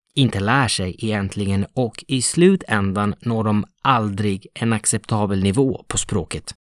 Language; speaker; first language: Swedish; non-native, fluent; Italian